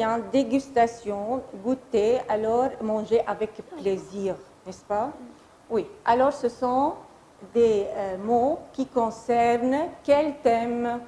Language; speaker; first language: French; non-native, fluent; Arabic